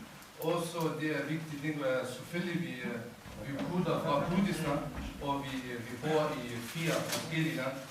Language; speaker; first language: Danish; non-native, learner; Kurdish